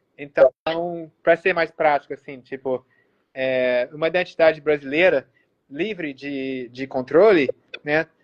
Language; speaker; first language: Portuguese; early bilingual, heritage; Portuguese